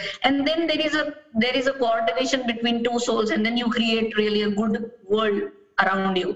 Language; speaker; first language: English; non-native, local second language; Marathi